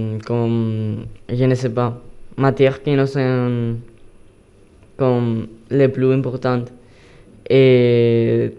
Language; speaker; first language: French; non-native, learner; Spanish